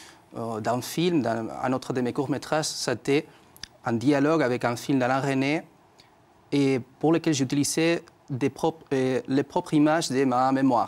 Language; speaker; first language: French; non-native, fluent; Spanish